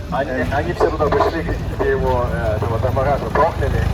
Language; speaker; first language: Russian; native; Russian